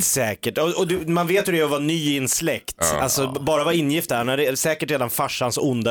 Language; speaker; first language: Swedish; native; Swedish